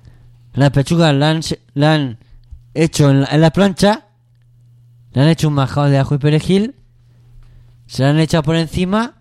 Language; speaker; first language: Spanish; native; Spanish